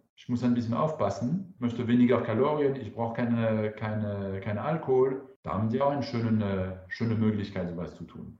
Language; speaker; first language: German; non-native, fluent; French